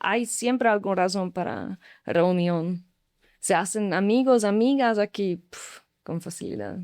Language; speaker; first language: Spanish; non-native, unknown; Slovak